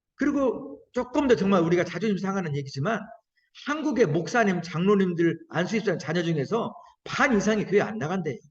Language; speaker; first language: Korean; native; Korean